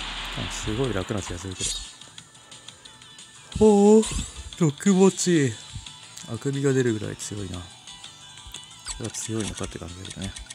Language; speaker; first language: Japanese; native; Japanese